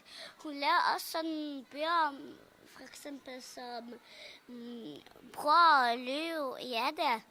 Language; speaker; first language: Danish; early bilingual, other home language; Polish